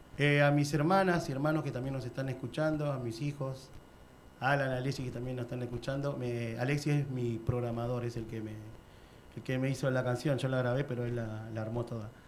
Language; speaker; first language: Spanish; native; Spanish